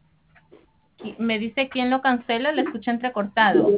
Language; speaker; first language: Spanish; native; Spanish